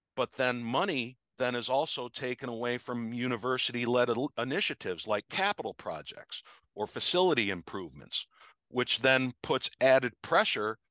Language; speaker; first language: English; native; English